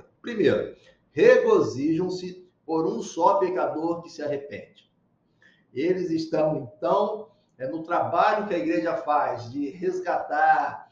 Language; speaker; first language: Portuguese; native; Portuguese